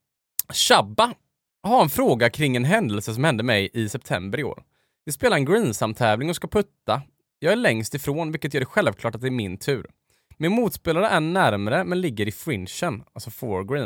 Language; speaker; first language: Swedish; native; Swedish